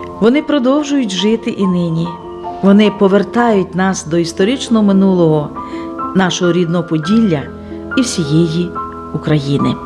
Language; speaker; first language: Ukrainian; native; Ukrainian